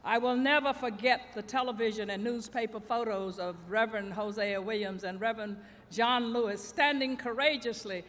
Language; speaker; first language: English; native; English